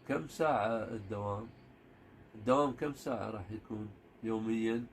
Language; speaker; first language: Arabic; non-native, fluent; Urdu